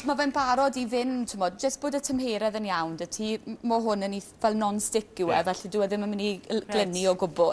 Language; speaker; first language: Welsh; native; Welsh